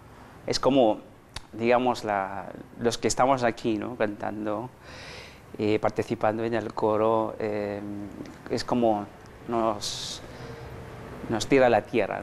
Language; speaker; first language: Spanish; non-native, fluent; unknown